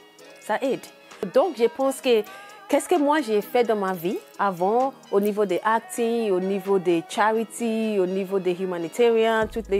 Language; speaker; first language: French; non-native, learner; English